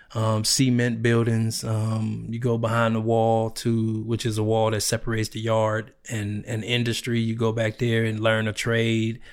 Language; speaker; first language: English; native; English